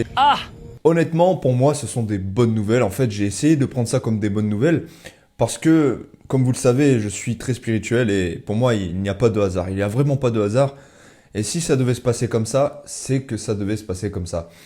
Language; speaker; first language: French; native; French